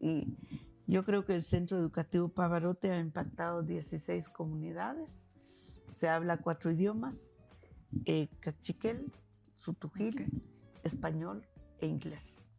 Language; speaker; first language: Spanish; non-native, local second language; Kʼicheʼ